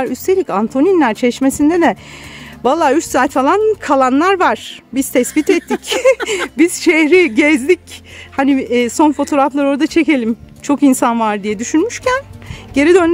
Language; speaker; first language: Turkish; native; Turkish